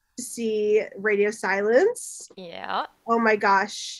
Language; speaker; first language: English; native; English